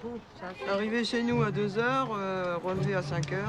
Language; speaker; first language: French; native; French